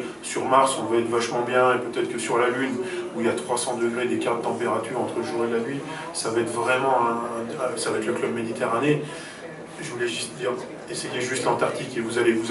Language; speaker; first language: French; native; French